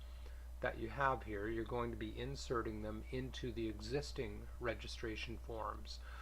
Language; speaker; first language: English; native; English